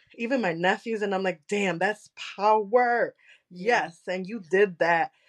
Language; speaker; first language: English; early bilingual, other home language; Spanish